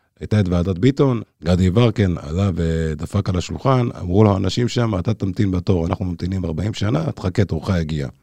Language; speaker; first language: Hebrew; early bilingual, other home language; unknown